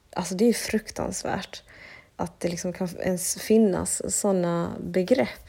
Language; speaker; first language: Swedish; early bilingual, other home language; Spanish